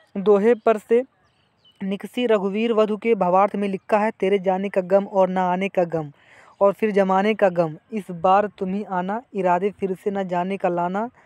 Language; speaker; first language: Hindi; native; Hindi